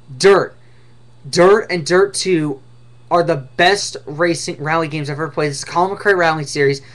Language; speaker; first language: English; native; English